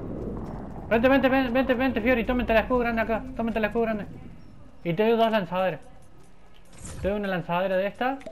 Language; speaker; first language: Spanish; native; Spanish